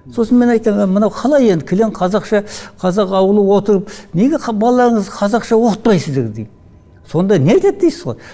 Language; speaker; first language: Kazakh; native; Kazakh